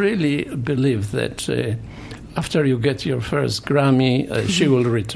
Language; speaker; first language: English; non-native, fluent; Polish